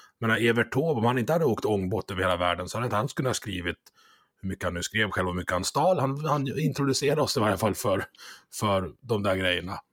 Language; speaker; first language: Swedish; native; Swedish